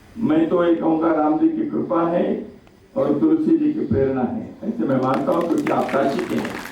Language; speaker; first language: Hindi; non-native, local second language; Kannada